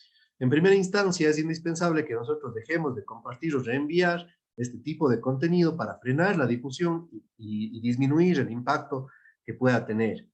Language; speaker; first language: Spanish; native; Spanish